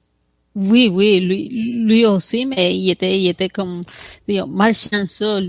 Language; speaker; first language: French; non-native, fluent; Spanish